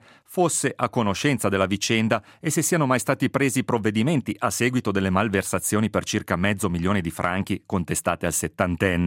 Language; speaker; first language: Italian; native; Italian